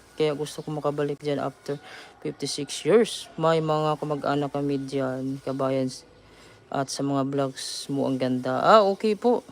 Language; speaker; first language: Filipino; non-native, local second language; Cebuano